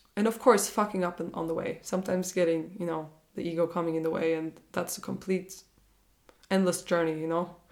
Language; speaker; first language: English; non-native, fluent; Norwegian